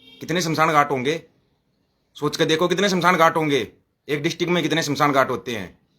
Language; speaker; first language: Hindi; native; Hindi